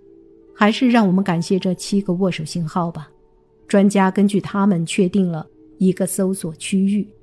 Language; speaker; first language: Chinese; native; Chinese